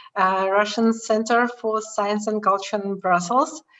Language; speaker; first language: English; non-native, fluent; Russian